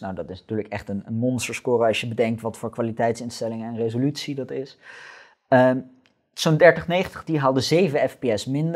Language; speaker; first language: Dutch; native; Dutch